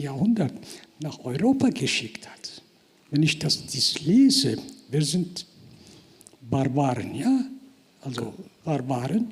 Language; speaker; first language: German; non-native, fluent; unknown